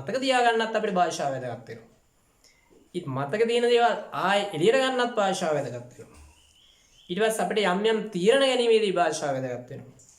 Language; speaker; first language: Sinhala; native; Sinhala